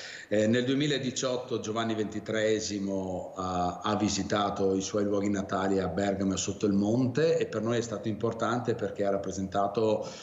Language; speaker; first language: Italian; native; Italian